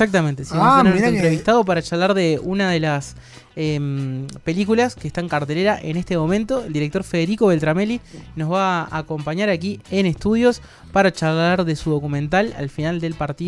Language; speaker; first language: Spanish; native; Spanish